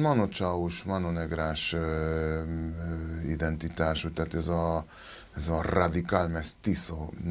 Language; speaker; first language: Hungarian; non-native, local second language; Spanish